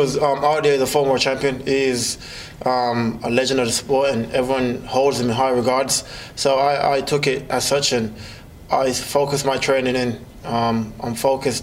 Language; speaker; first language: English; native; English